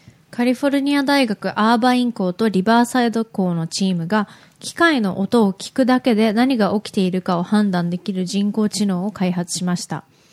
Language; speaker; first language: Japanese; early bilingual, heritage; Japanese